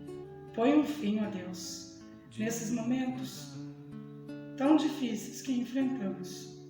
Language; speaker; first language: Portuguese; native; Portuguese